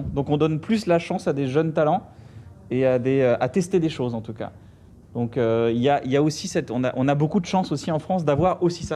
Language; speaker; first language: French; native; French